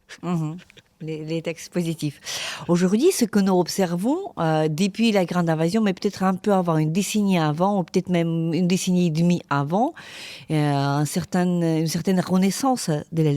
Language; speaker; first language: French; non-native, fluent; Ukrainian